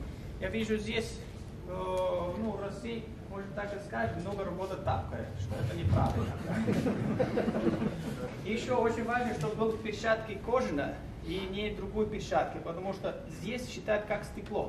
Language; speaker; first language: Russian; non-native, learner; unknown